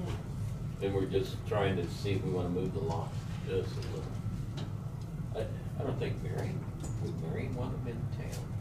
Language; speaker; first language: English; native; English